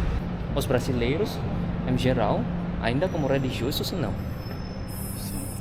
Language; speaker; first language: Portuguese; non-native, learner; Indonesian